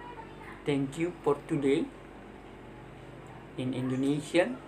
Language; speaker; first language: English; non-native, learner; Indonesian